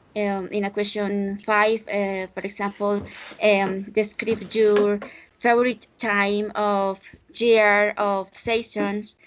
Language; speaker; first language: English; non-native, learner; Spanish